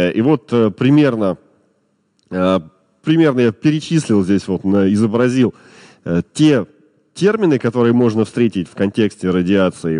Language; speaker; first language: Russian; native; Russian